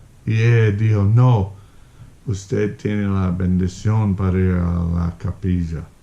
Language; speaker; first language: Spanish; non-native, fluent; English